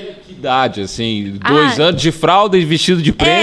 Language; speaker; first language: Portuguese; native; Portuguese